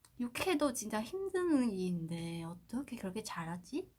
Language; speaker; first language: Korean; non-native, learner; Chinese